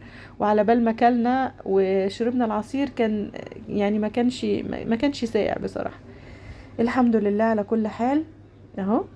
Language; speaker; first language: Arabic; native; Arabic